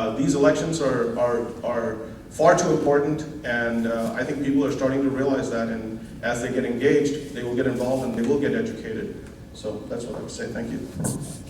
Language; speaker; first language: English; non-native, local second language; Hindi